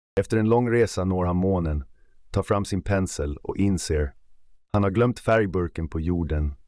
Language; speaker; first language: Swedish; native; Swedish